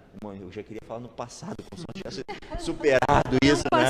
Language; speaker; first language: Portuguese; native; Portuguese